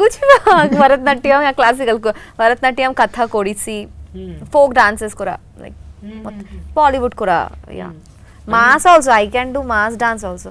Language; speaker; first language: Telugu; non-native, learner; Hindi